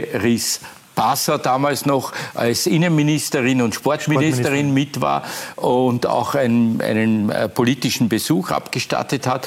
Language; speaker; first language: German; native; German